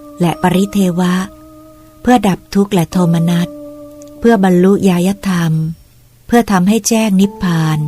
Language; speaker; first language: Thai; native; Thai